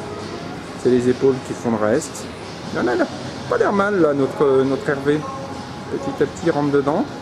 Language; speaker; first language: French; native; French